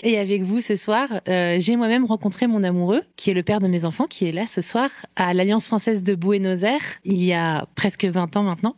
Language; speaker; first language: French; native; French